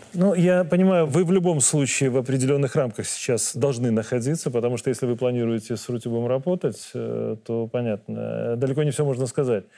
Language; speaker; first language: Russian; native; Russian